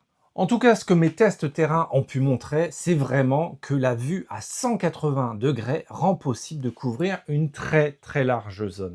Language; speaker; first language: French; native; French